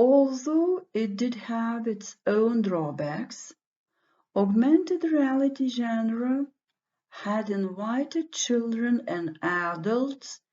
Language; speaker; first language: English; non-native, fluent; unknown